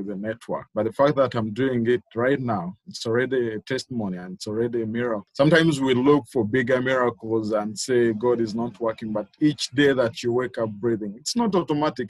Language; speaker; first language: English; non-native, local second language; Ganda